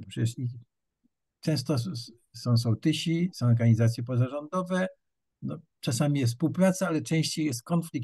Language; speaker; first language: Polish; native; Polish